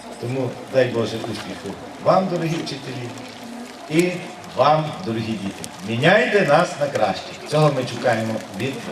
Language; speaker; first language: Ukrainian; native; Ukrainian